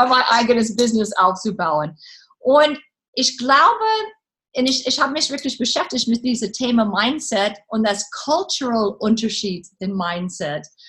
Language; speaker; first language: German; non-native, learner; English